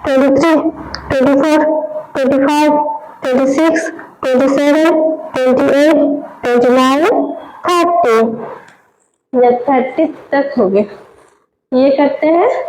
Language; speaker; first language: Hindi; non-native, local second language; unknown